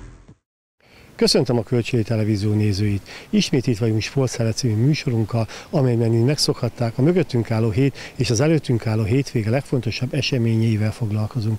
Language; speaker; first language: Hungarian; native; Hungarian